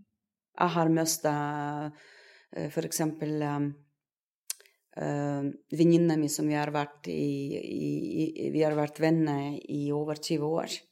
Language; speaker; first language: Norwegian; non-native, fluent; Russian